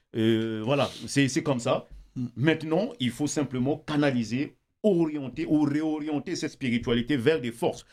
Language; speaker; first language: French; non-native, local second language; Kongo